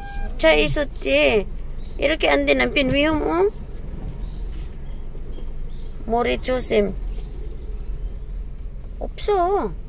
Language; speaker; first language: Korean; non-native, learner; Filipino